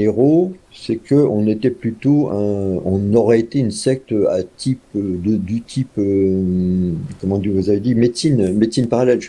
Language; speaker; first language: French; native; French